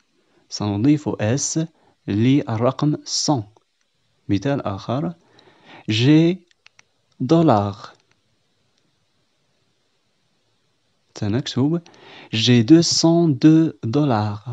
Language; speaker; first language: French; non-native, fluent; Arabic